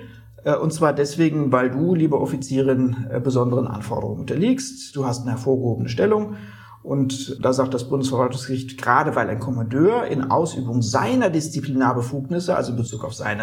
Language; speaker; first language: German; native; German